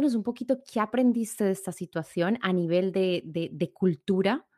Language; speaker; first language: Spanish; native; Spanish